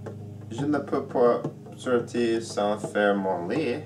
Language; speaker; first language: French; non-native, learner; English